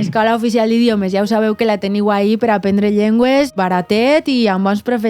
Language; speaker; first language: Catalan; native; Catalan